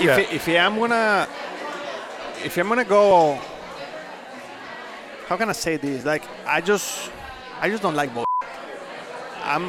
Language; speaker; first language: English; non-native, fluent; Spanish